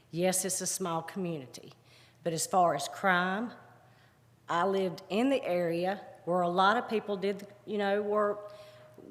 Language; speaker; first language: English; native; English